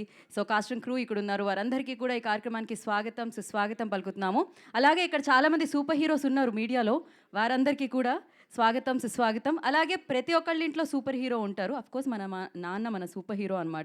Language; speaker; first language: Telugu; native; Telugu